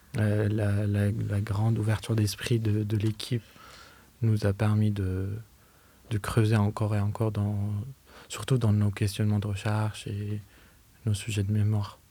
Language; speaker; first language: French; non-native, fluent; Arabic